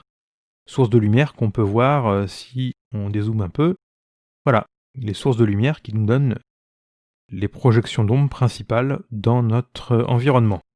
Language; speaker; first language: French; native; French